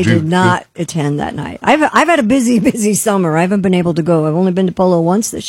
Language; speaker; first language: English; native; English